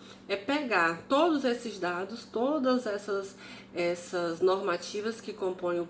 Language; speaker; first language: Portuguese; native; Portuguese